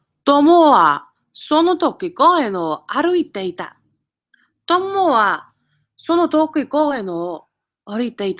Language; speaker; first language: Japanese; non-native, fluent; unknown